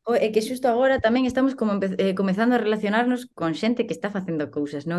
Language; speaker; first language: Galician; non-native, local second language; Spanish